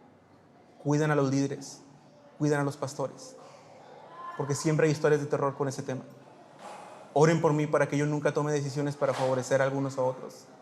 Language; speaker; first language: Spanish; native; Spanish